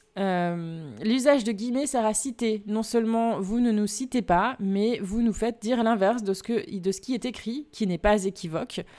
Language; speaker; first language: French; native; French